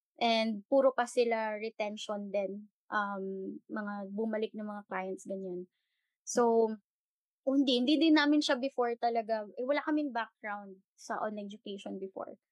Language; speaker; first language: Filipino; non-native, local second language; Hiligaynon